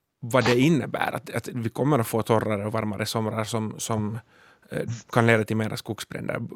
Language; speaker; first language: Swedish; native; Swedish